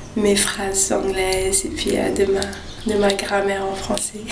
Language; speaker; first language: French; early bilingual, heritage; French